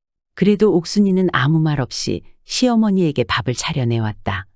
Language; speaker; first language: Korean; native; Korean